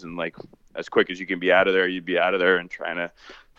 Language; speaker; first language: English; native; English